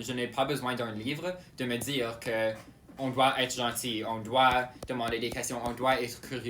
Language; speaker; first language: French; non-native, local second language; English